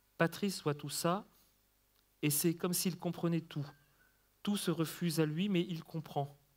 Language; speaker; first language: French; native; French